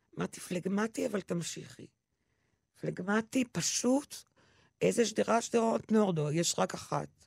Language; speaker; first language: Hebrew; non-native, local second language; French